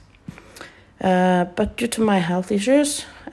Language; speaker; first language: English; non-native, fluent; Norwegian